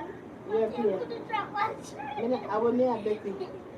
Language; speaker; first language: English; non-native, local second language; Jamaican Creole English